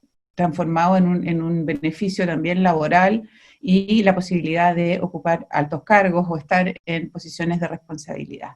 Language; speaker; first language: Spanish; native; Spanish